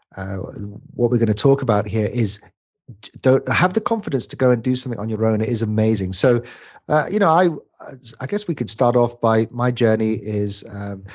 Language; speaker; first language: English; native; English